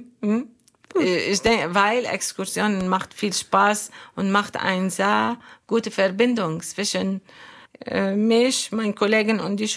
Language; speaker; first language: German; non-native, learner; Arabic